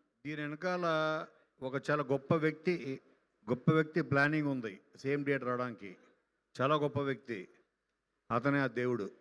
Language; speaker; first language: Telugu; native; Telugu